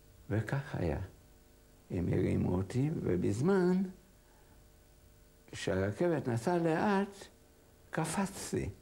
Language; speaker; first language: Hebrew; non-native, fluent; Hungarian